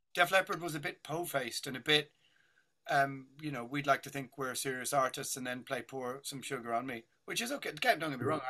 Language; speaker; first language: English; native; English